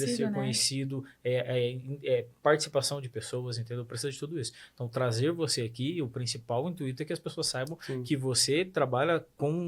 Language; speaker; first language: Portuguese; native; Portuguese